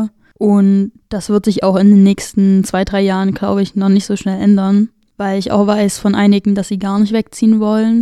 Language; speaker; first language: German; native; German